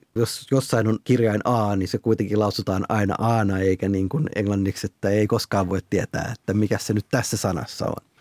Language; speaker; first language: Finnish; native; Finnish